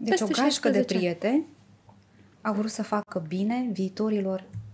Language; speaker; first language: Romanian; native; Romanian